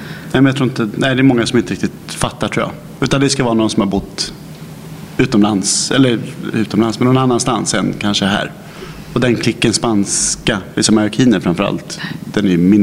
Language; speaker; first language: Swedish; native; Swedish